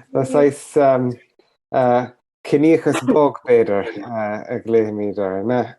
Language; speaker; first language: Irish; native; Irish